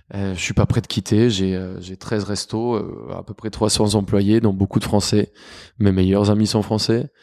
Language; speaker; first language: French; non-native, fluent; Spanish